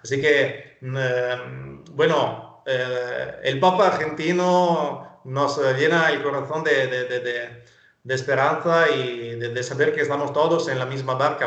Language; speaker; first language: Spanish; non-native, fluent; Italian